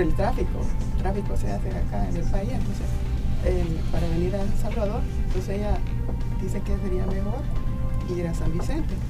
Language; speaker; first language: Spanish; native; Spanish